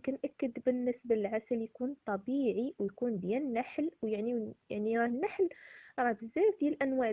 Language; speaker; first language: Arabic; native; Arabic